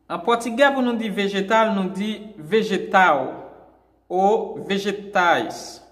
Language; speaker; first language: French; non-native, local second language; Haitian Creole